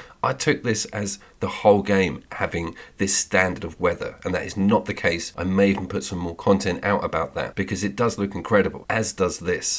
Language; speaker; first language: English; native; English